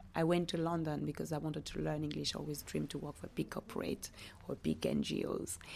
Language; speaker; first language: English; non-native, fluent; French